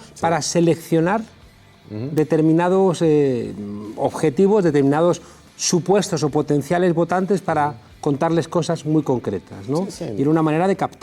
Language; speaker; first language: Spanish; native; Spanish